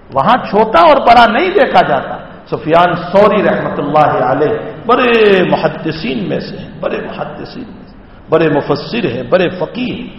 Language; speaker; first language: Urdu; non-native, local second language; Gujarati